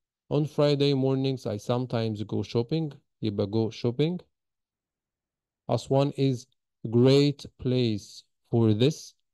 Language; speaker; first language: English; non-native, fluent; Arabic